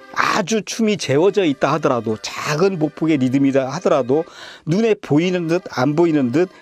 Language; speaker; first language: Korean; native; Korean